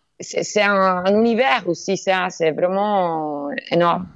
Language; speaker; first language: French; non-native, learner; Italian